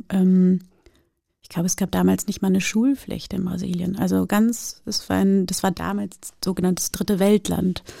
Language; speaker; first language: German; early bilingual, other home language; Portuguese